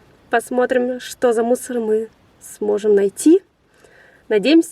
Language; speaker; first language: Russian; early bilingual, heritage; Russian